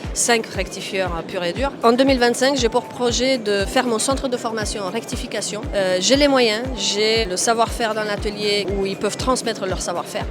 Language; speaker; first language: French; non-native, fluent; Romanian